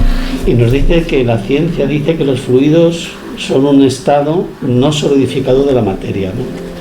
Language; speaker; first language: Spanish; native; Spanish